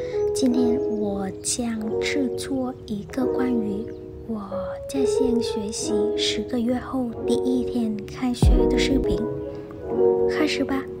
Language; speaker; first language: Chinese; non-native, learner; Vietnamese